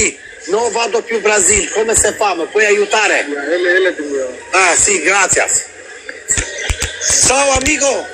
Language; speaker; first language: Italian; non-native, learner; Albanian